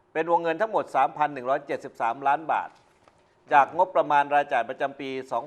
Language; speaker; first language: Thai; native; Thai